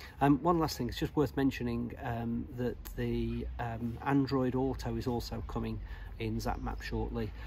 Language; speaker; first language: English; native; English